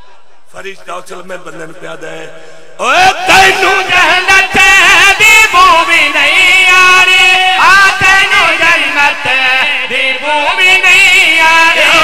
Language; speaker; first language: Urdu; non-native, local second language; Saraiki